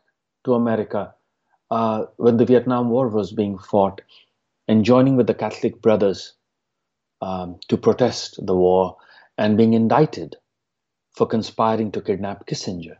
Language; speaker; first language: English; non-native, local second language; Hindi